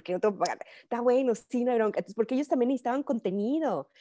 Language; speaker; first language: Spanish; native; Spanish